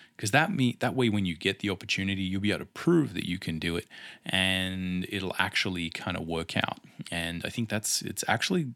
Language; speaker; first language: English; native; English